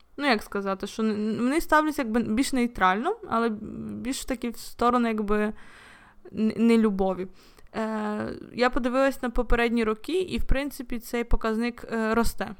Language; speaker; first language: Ukrainian; native; Ukrainian